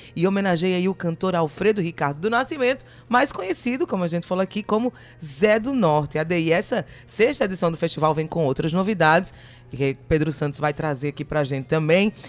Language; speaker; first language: Portuguese; native; Portuguese